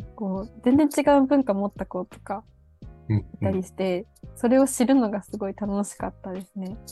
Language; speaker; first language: Japanese; native; Japanese